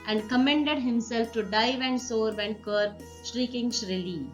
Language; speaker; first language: English; non-native, local second language; Marathi